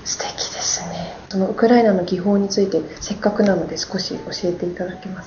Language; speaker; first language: Japanese; non-native, fluent; Ukrainian